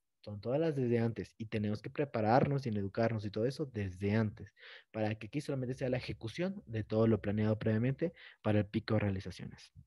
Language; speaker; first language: Spanish; native; Spanish